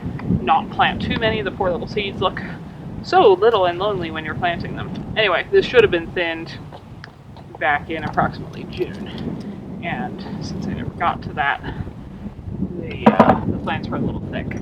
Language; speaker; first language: English; native; English